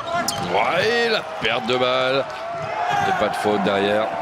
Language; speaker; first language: French; native; French